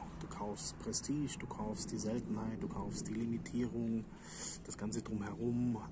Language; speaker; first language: German; native; German